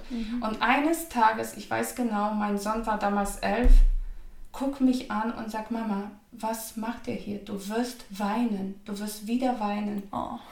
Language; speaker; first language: German; non-native, fluent; Polish